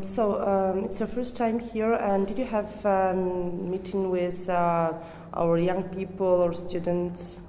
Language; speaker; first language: English; non-native, fluent; Georgian